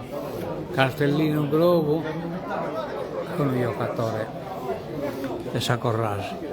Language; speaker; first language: Italian; native; Italian